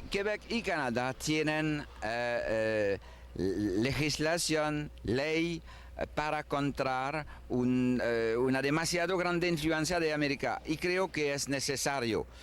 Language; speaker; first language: Spanish; non-native, learner; French